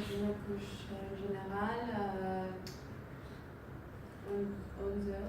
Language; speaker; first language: French; non-native, learner; Spanish